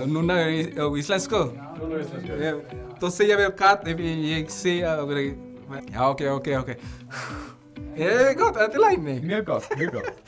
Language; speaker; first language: Icelandic; non-native, learner; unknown